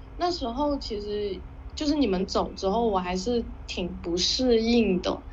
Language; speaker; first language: Chinese; non-native, local second language; Hakka Chinese